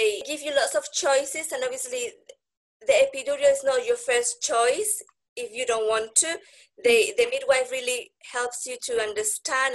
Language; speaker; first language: English; non-native, fluent; Spanish